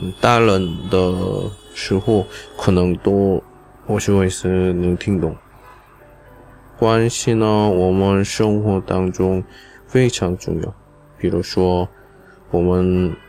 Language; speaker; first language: Chinese; non-native, learner; Korean